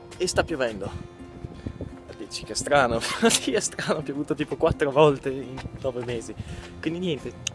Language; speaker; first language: Italian; native; Italian